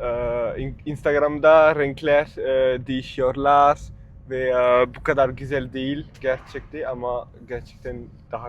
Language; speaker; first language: Turkish; non-native, learner; French